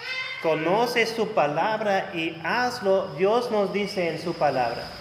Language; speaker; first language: Spanish; non-native, fluent; German